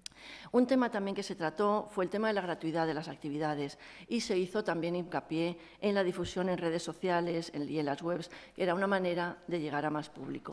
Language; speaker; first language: Spanish; native; Spanish